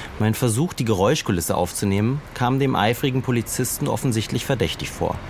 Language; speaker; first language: German; native; German